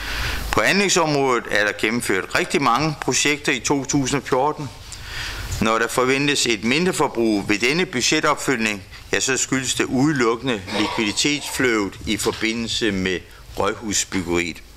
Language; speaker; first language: Danish; native; Danish